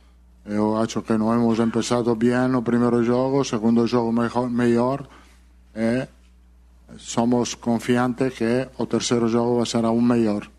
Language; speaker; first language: Portuguese; non-native, learner; Spanish